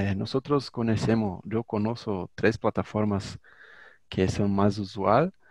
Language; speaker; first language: Spanish; non-native, learner; Portuguese